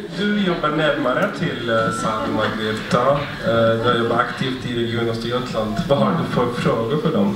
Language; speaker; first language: Swedish; non-native, fluent; Arabic